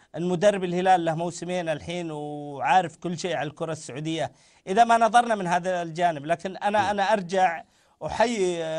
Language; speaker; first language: Arabic; native; Arabic